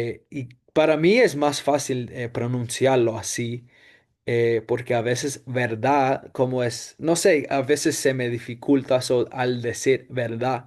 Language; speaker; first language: Spanish; non-native, fluent; English